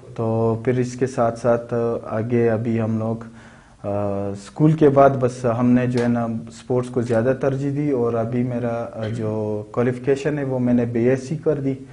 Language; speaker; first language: Urdu; non-native, local second language; Pashto